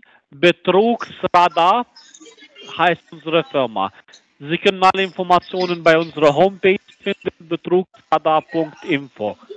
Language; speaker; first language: German; non-native, fluent; Albanian